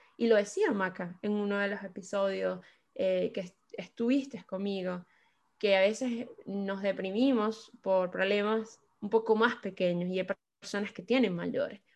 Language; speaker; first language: Spanish; native; Spanish